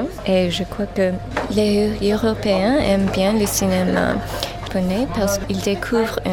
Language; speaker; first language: French; non-native, fluent; English